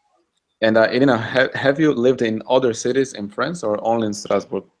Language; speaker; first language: English; non-native, fluent; Russian